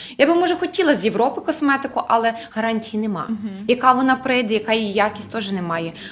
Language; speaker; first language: Ukrainian; native; Ukrainian